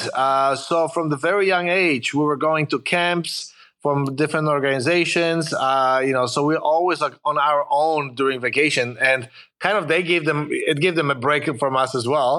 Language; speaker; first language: English; non-native, fluent; Polish